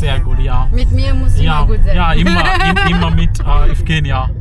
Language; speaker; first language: German; non-native, learner; Malayalam